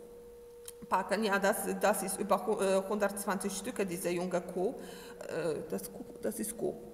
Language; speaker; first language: German; non-native, learner; Polish